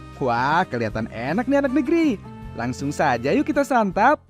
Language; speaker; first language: Indonesian; native; Indonesian